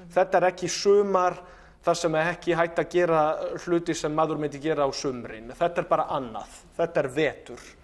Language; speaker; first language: Icelandic; non-native, fluent; Italian